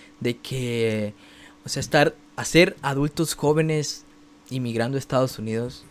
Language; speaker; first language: Spanish; native; Spanish